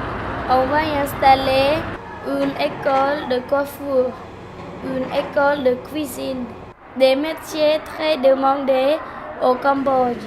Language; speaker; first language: French; non-native, learner; Khmer